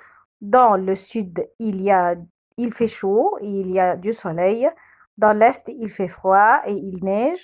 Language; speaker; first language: French; non-native, fluent; Arabic